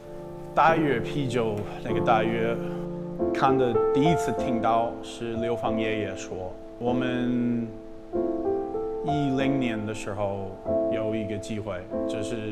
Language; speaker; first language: Chinese; non-native, fluent; English